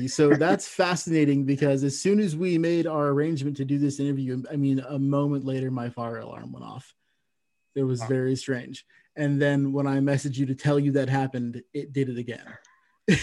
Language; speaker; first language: English; native; English